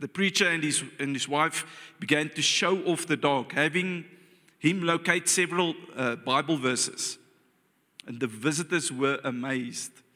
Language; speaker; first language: English; non-native, local second language; Afrikaans